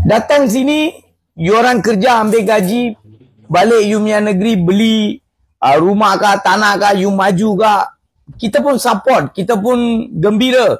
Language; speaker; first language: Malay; non-native, local second language; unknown